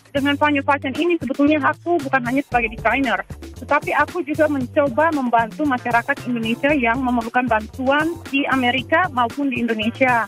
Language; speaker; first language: Indonesian; native; Indonesian